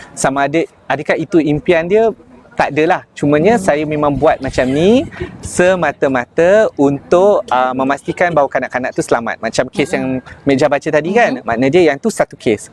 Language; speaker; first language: Malay; native; Malay